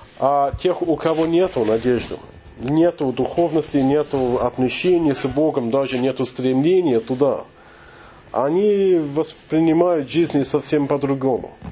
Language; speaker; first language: Russian; non-native, fluent; English